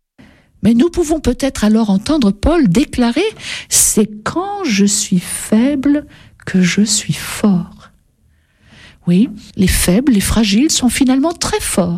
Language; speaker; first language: French; native; French